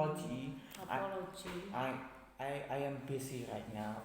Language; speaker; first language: English; non-native, fluent; Indonesian